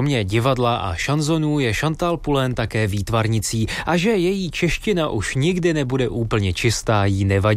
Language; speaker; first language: Czech; native; Czech